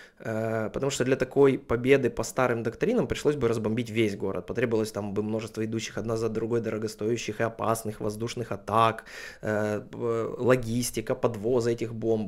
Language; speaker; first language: Russian; native; Russian